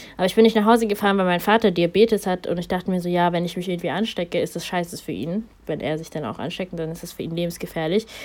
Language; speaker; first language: German; early bilingual, other home language; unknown